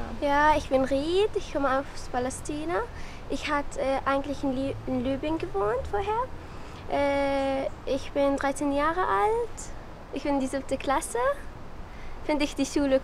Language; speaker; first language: German; non-native, learner; Arabic